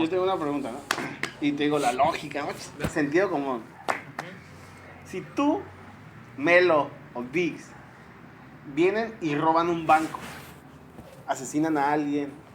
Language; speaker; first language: Spanish; native; Spanish